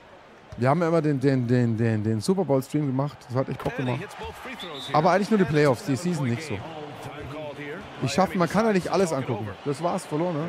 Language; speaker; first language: German; native; German